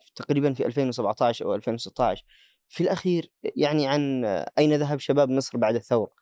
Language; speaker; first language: Arabic; native; Arabic